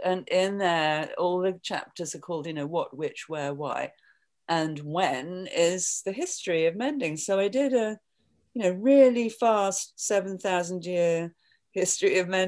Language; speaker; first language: English; native; English